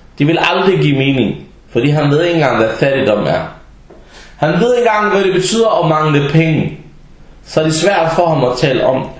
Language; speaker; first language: Danish; early bilingual, other home language; Arabic